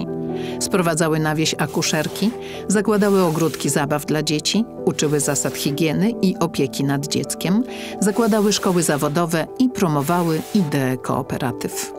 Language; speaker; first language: Polish; native; Polish